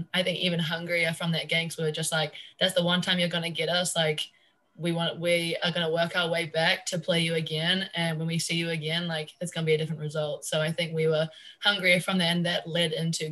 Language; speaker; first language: English; native; English